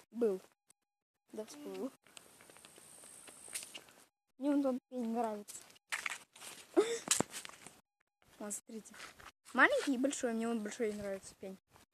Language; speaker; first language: Russian; native; Russian